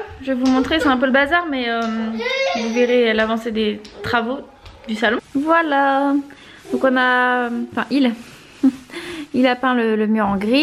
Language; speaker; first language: French; native; French